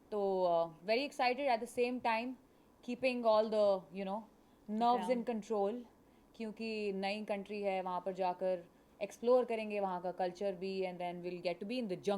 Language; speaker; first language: Hindi; native; Hindi